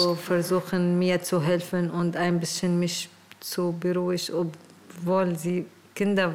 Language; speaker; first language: German; non-native, learner; Arabic